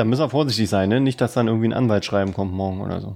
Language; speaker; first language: German; native; German